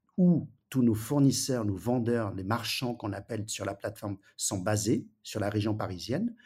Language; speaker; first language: French; early bilingual, other home language; Wu Chinese